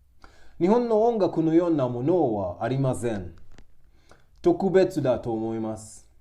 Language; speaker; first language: Japanese; non-native, learner; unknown